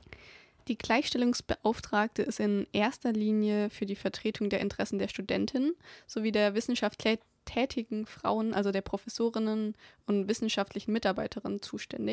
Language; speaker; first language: German; native; German